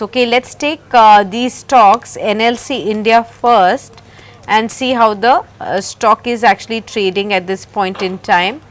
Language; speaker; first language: English; non-native, local second language; Hindi